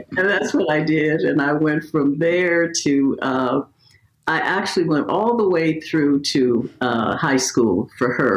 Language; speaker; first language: English; native; English